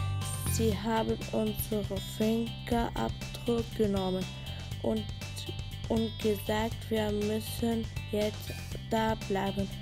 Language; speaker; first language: German; early bilingual, other home language; Arabic